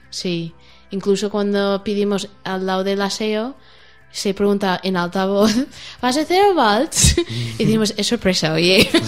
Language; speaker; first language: Spanish; non-native, learner; English